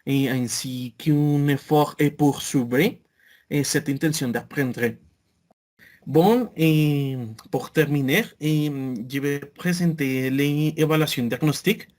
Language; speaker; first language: French; non-native, learner; Spanish